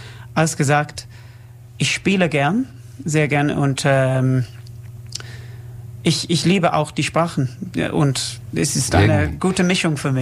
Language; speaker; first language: German; non-native, learner; English